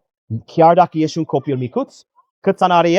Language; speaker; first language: Romanian; non-native, learner; English